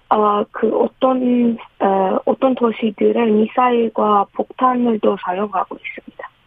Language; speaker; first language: Korean; non-native, fluent; Persian